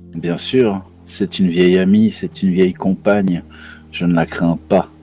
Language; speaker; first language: French; native; French